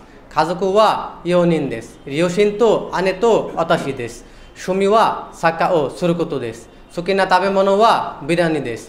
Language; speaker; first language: Japanese; non-native, learner; Bangla